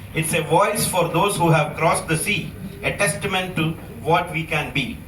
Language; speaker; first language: English; non-native, local second language; Malayalam